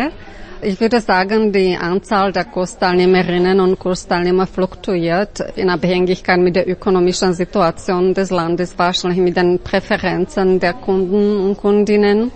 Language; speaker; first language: German; non-native, fluent; Slovak